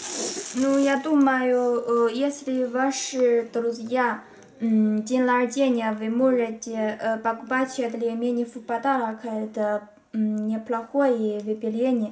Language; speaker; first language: Russian; non-native, learner; Chinese